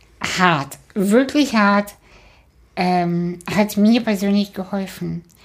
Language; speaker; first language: German; early bilingual, other home language; Russian